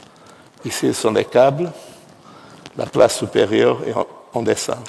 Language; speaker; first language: French; non-native, fluent; Portuguese